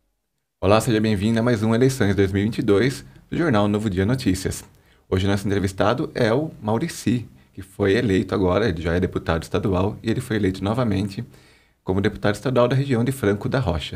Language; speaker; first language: Portuguese; native; Portuguese